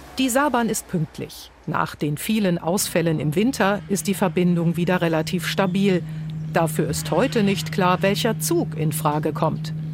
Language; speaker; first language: German; native; German